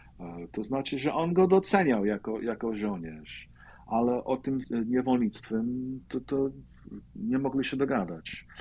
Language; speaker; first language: Polish; early bilingual, heritage; Polish